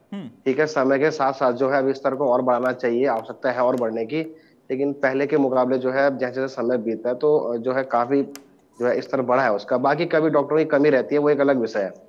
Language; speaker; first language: Hindi; native; Hindi